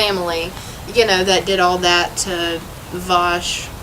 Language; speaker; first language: English; native; English